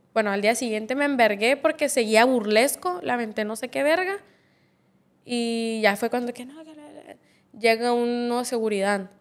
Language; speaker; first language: Spanish; native; Spanish